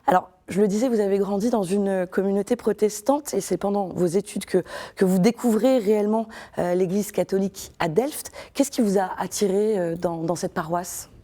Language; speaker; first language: French; native; French